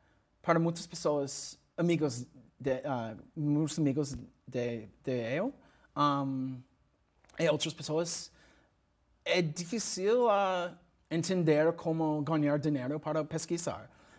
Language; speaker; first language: Portuguese; non-native, learner; English